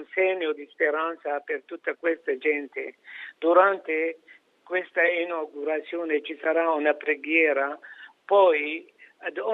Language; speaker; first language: Italian; non-native, fluent; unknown